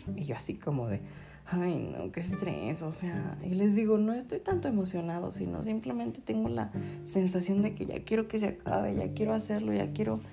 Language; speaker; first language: Spanish; native; Spanish